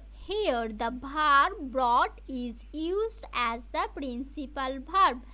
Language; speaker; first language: English; non-native, local second language; Bangla